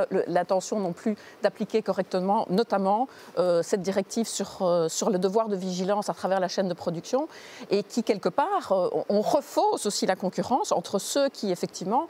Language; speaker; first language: French; native; French